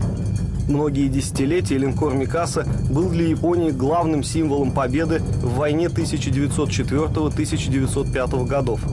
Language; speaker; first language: Russian; native; Russian